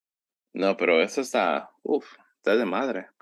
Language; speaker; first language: Spanish; early bilingual, heritage; Spanish